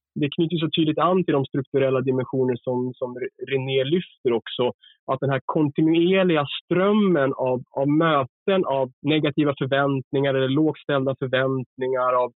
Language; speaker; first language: Swedish; native; Swedish